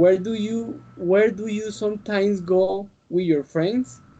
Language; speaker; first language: English; non-native, learner; Spanish